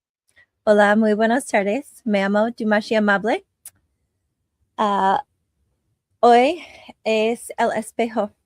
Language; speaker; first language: Spanish; non-native, learner; English